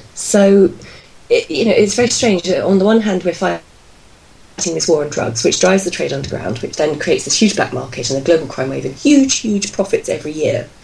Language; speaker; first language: English; native; English